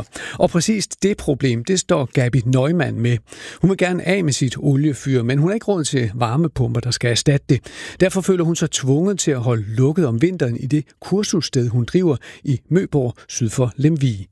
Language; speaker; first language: Danish; native; Danish